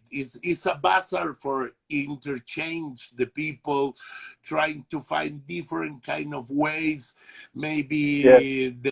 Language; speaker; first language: English; non-native, learner; Spanish